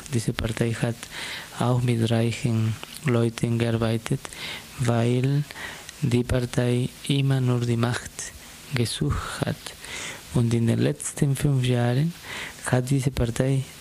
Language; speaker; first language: German; non-native, fluent; Spanish